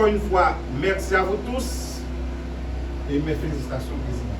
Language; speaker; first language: French; non-native, local second language; Haitian Creole